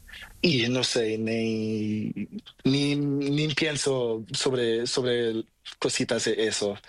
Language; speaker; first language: Spanish; non-native, learner; Portuguese